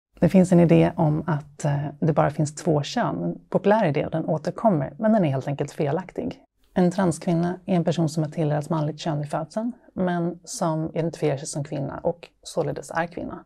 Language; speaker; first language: Swedish; native; Swedish